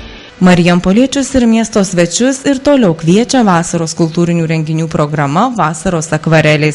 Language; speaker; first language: Lithuanian; native; Lithuanian